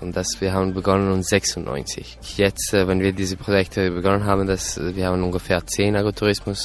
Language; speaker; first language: German; non-native, learner; Croatian